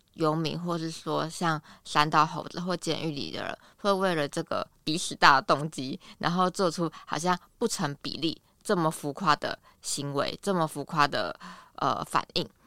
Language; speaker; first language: Chinese; native; Chinese